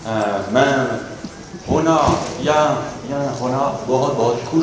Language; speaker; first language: Hindi; non-native, learner; French